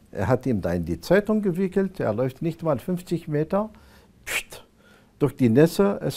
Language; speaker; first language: German; non-native, fluent; Arabic